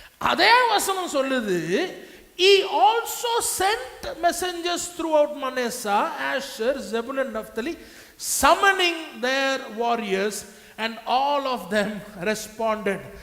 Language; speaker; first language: English; non-native, local second language; Tamil